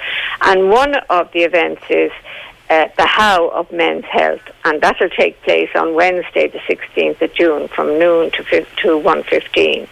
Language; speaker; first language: English; native; English